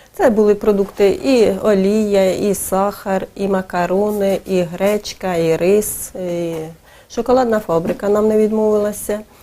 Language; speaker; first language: Ukrainian; native; Ukrainian